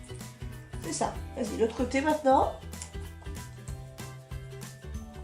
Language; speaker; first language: French; native; French